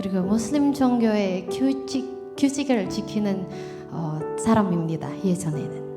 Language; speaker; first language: Korean; non-native, learner; Indonesian